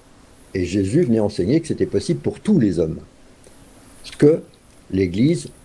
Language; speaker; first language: French; native; French